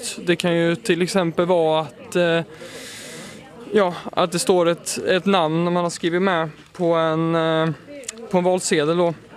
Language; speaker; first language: Swedish; native; Swedish